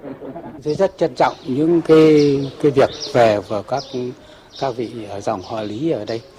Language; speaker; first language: Vietnamese; native; Vietnamese